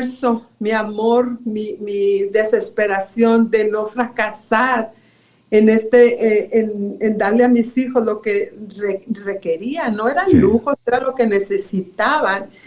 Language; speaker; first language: Spanish; native; Spanish